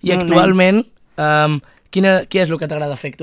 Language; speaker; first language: Catalan; native; Catalan